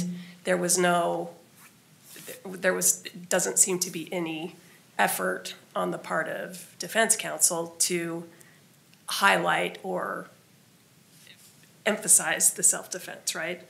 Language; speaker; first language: English; native; English